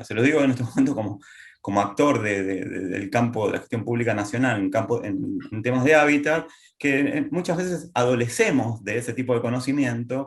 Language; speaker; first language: Spanish; native; Spanish